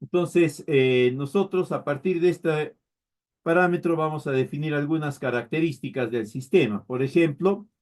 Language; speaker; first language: Spanish; native; Spanish